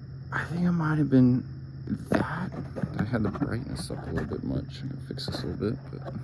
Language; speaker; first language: English; native; English